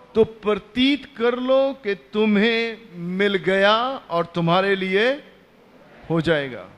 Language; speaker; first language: Hindi; non-native, local second language; Punjabi